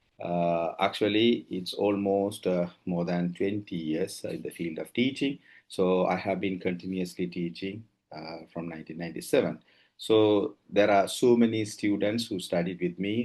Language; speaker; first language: English; non-native, local second language; Tamil